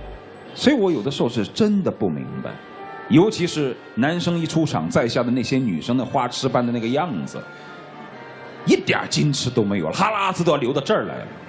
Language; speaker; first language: Chinese; native; Chinese